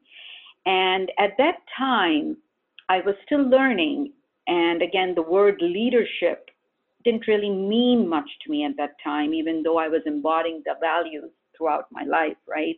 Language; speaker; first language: English; non-native, local second language; Gujarati